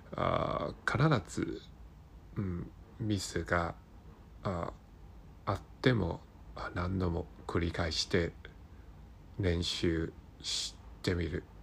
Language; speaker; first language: Japanese; non-native, learner; Cantonese